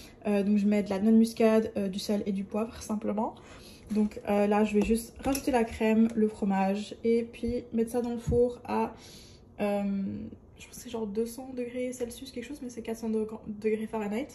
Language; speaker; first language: French; native; French